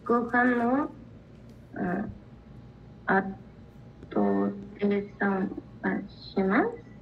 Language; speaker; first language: Japanese; non-native, learner; Spanish